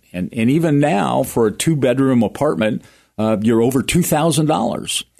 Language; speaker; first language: English; native; English